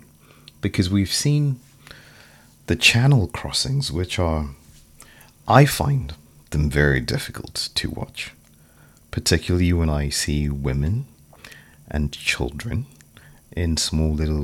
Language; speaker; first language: English; non-native, local second language; Shona